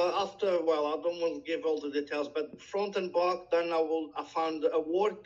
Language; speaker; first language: English; non-native, learner; Portuguese